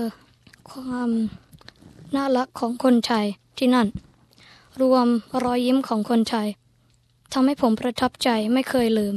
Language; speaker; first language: Thai; early bilingual, heritage; Thai